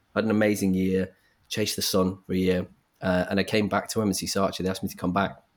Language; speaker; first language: English; native; English